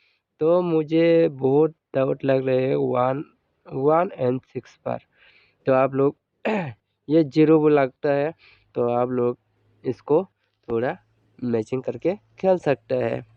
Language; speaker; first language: Hindi; non-native, local second language; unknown